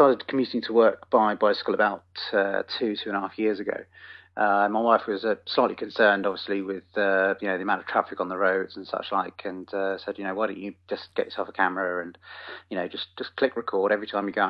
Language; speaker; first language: English; native; English